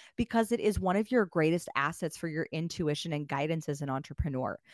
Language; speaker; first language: English; native; English